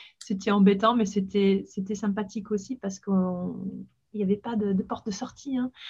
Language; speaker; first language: French; non-native, fluent; English